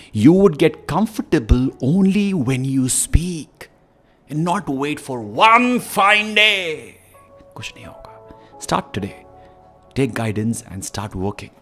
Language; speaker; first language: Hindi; native; Hindi